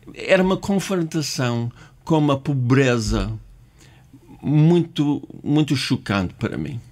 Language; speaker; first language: Portuguese; non-native, fluent; English